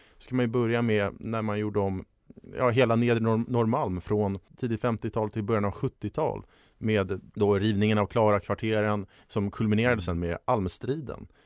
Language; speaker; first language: Swedish; native; Swedish